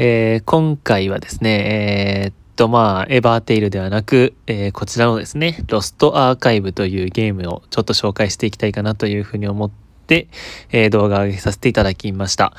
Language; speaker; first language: Japanese; native; Japanese